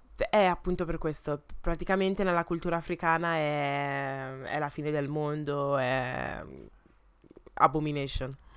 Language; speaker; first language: Italian; early bilingual, other home language; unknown